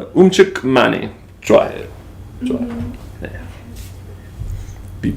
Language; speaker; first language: Korean; non-native, learner; English